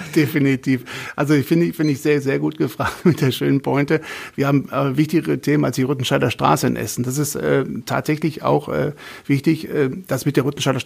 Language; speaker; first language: German; native; German